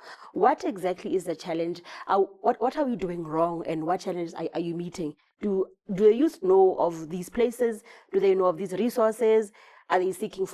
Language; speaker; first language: English; non-native, local second language; Southern Sotho